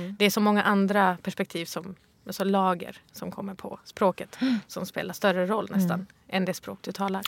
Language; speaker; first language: Swedish; early bilingual, other home language; Arabic